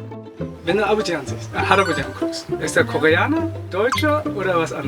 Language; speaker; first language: German; early bilingual, other home language; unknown